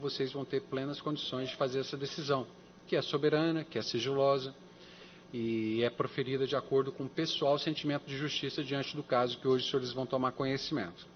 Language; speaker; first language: Portuguese; native; Portuguese